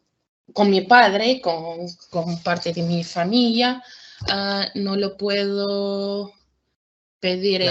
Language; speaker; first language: Spanish; non-native, fluent; Portuguese